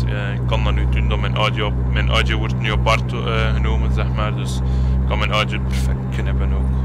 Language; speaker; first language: Dutch; native; Dutch